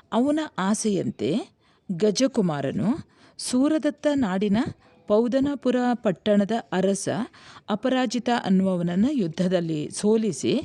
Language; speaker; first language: Kannada; native; Kannada